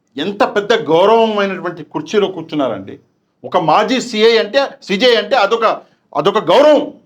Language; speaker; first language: Telugu; non-native, local second language; Urdu